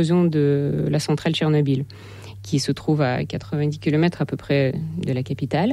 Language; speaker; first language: French; non-native, fluent; Russian